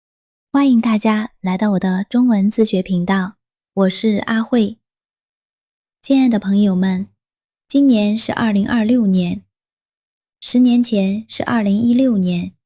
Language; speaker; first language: Chinese; non-native, fluent; Vietnamese